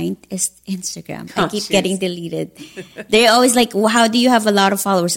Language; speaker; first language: English; non-native, local second language; Filipino